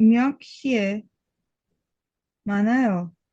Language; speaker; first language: Korean; non-native, learner; English